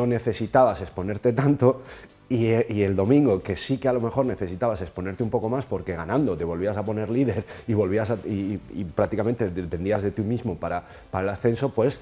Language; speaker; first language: Spanish; native; Spanish